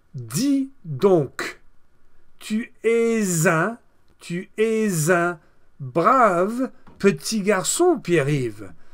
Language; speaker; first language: French; non-native, fluent; English